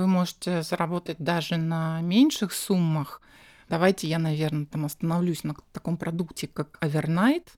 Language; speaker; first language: Russian; native; Russian